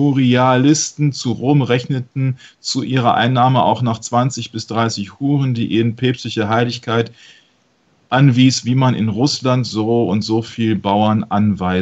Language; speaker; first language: German; native; German